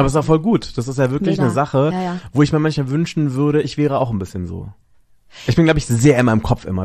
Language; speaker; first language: German; native; German